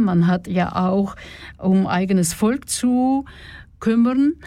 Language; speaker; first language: German; non-native, fluent; Russian